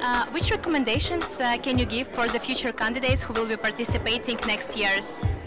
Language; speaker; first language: English; non-native, learner; Russian